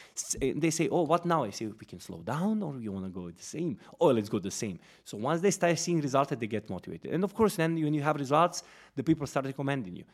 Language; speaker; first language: English; non-native, fluent; Serbian